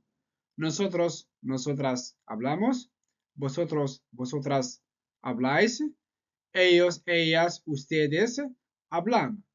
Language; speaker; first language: Spanish; non-native, fluent; French